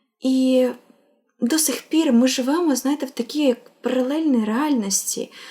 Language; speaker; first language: Ukrainian; non-native, local second language; Russian